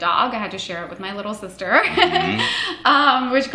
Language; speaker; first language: English; non-native, local second language; Hindi